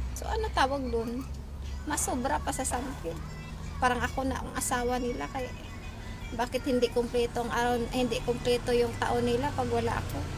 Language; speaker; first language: Filipino; non-native, local second language; Hiligaynon